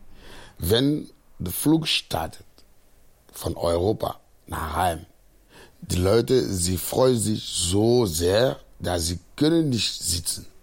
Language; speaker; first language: German; non-native, fluent; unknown